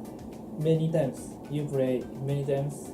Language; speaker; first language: English; non-native, learner; Japanese